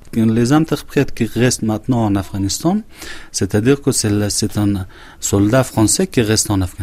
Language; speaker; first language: French; non-native, learner; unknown